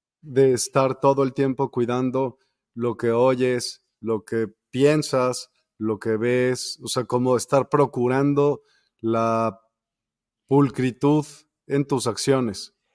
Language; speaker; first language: Spanish; native; Spanish